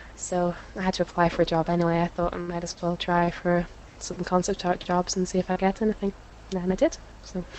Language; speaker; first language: English; native; English